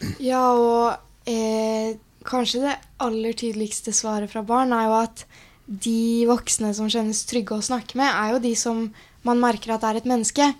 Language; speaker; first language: Norwegian; native; Norwegian